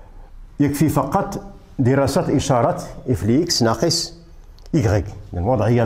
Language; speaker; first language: Arabic; native; Arabic